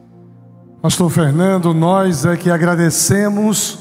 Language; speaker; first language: Portuguese; native; Portuguese